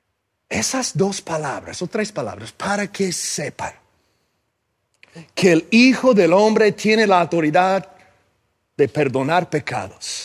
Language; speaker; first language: Spanish; non-native, fluent; English